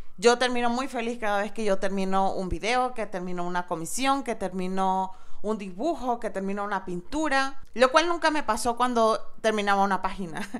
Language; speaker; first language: Spanish; native; Spanish